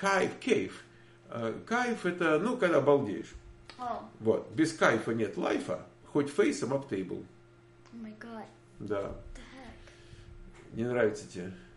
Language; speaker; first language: Russian; native; Russian